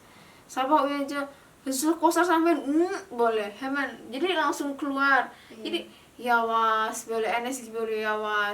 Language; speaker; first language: Turkish; non-native, learner; Indonesian